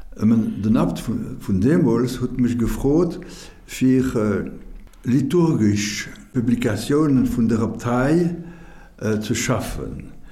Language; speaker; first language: Luxembourgish; non-native, fluent; French